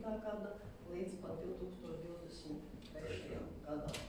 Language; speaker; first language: Latvian; native; Latvian